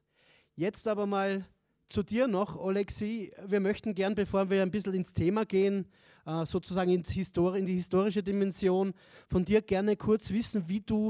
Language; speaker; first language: German; native; German